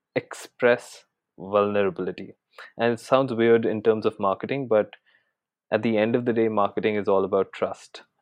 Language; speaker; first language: English; non-native, local second language; Hindi